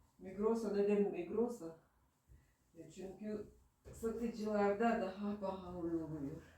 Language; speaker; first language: Turkish; non-native, learner; Russian